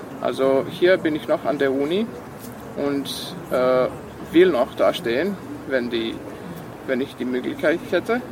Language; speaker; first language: German; non-native, fluent; Serbian